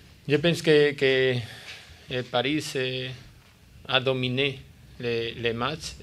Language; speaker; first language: French; non-native, learner; Spanish